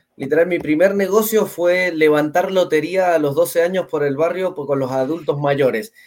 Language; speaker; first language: Spanish; native; Spanish